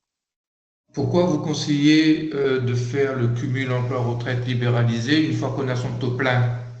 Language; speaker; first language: French; native; French